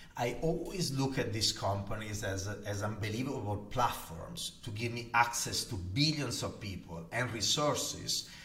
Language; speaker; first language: English; non-native, fluent; Italian